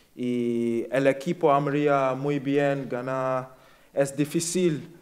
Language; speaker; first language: Spanish; non-native, learner; English